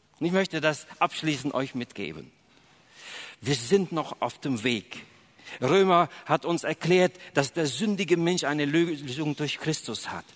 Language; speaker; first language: German; early bilingual, other home language; Russian